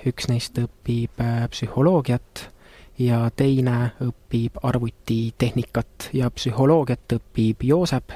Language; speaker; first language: Estonian; native; Estonian